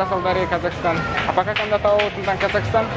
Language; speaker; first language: Indonesian; non-native, learner; Kazakh